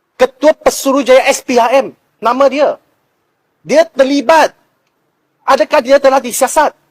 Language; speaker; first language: Malay; non-native, local second language; Chinese